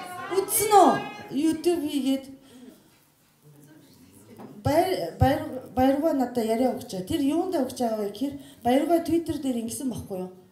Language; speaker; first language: Mongolian; non-native, fluent; Japanese